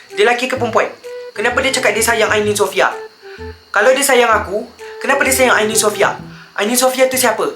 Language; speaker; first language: Malay; native; Malay